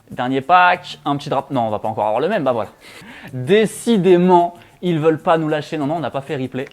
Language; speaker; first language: French; native; French